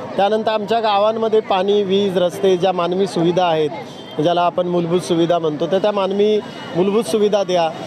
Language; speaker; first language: Marathi; native; Marathi